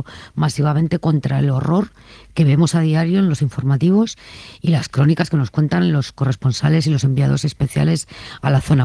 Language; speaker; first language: Spanish; native; Spanish